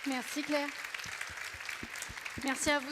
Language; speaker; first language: French; native; French